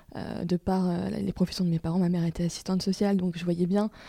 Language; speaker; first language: French; native; French